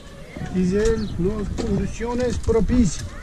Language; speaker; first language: Spanish; non-native, learner; Turkish